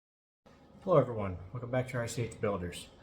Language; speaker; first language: English; native; English